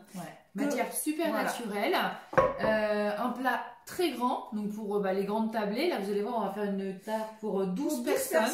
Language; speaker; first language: French; native; French